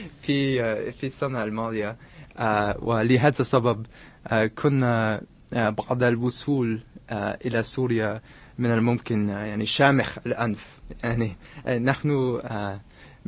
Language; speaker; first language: Arabic; non-native, fluent; English